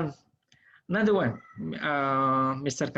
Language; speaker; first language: English; non-native, learner; Indonesian